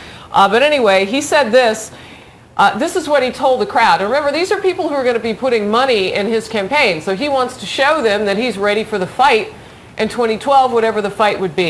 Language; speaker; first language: English; native; English